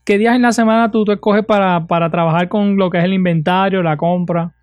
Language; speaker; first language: Spanish; native; Spanish